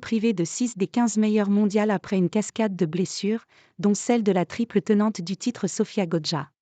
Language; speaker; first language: French; native; French